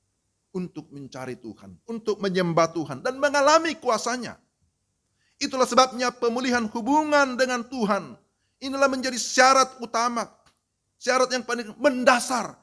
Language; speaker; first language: Indonesian; native; Indonesian